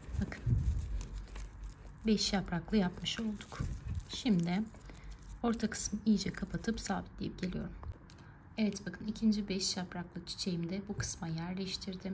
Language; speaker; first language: Turkish; native; Turkish